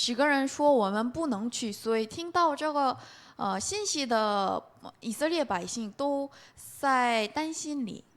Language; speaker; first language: Chinese; non-native, learner; Korean